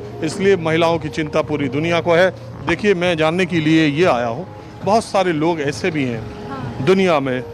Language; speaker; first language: Hindi; native; Hindi